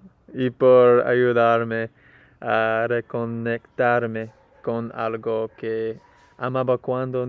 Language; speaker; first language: Spanish; non-native, learner; English